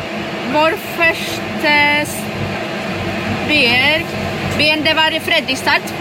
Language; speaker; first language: Norwegian; non-native, learner; Polish